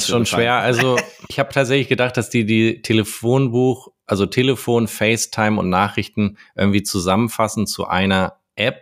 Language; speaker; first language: German; native; German